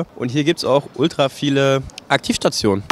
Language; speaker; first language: German; native; German